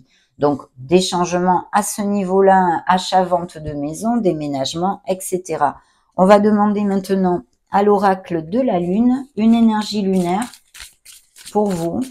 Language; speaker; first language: French; native; French